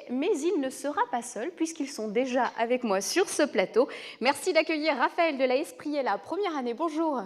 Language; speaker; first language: French; native; French